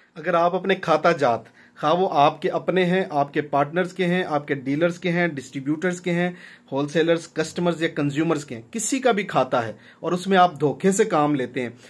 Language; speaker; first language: Urdu; non-native, local second language; Punjabi